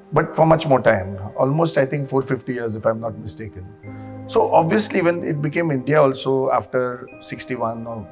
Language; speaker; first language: English; non-native, local second language; Konkani